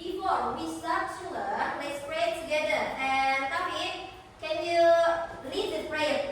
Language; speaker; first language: English; non-native, learner; Indonesian